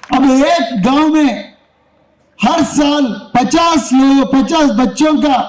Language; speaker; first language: Hindi; non-native, local second language; Telugu